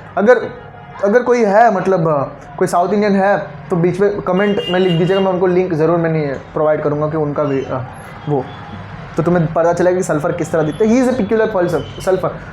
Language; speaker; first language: Hindi; non-native, local second language; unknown